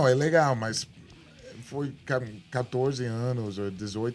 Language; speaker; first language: Portuguese; non-native, learner; English